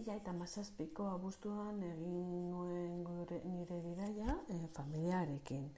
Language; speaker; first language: Basque; non-native, local second language; Spanish